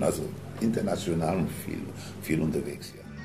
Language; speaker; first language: German; non-native, fluent; Spanish